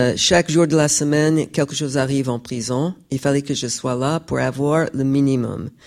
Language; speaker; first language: French; non-native, fluent; English